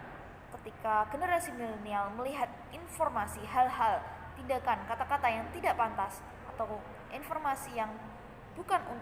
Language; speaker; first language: Indonesian; native; Indonesian